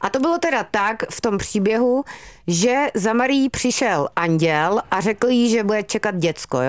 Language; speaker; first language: Czech; native; Czech